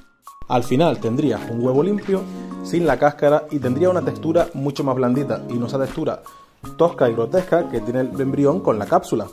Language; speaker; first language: Spanish; native; Spanish